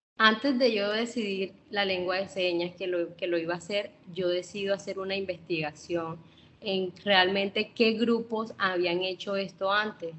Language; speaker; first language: Spanish; non-native, local second language; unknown